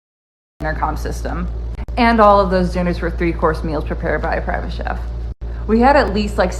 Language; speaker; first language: English; native; English